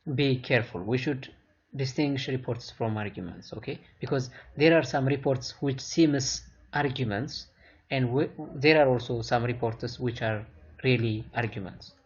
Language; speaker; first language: English; non-native, local second language; Amharic